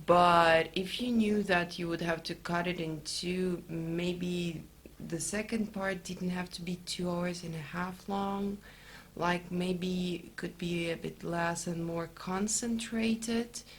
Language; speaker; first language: English; non-native, fluent; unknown